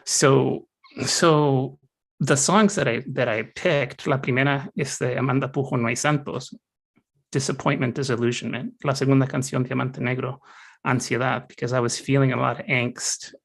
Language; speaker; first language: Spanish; early bilingual, heritage; Spanish